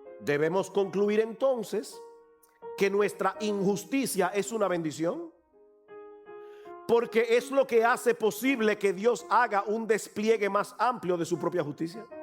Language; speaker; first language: Spanish; native; Spanish